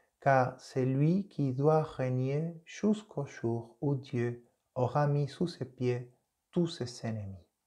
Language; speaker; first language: French; non-native, fluent; Spanish